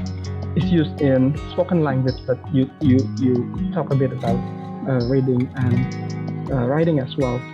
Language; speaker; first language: English; non-native, fluent; Indonesian